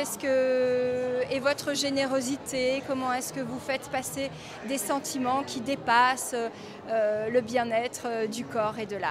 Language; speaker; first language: French; native; French